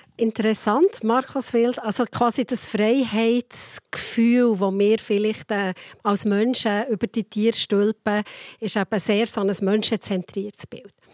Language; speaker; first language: German; native; German